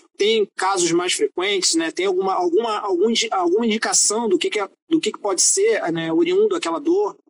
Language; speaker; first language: Portuguese; native; Portuguese